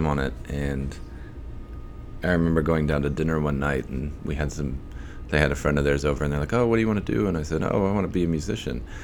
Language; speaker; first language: English; native; English